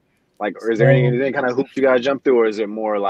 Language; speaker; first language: English; native; English